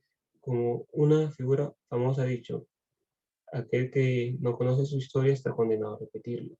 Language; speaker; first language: Spanish; native; Spanish